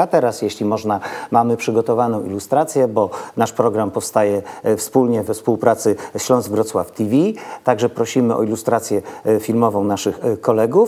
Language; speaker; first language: Polish; native; Polish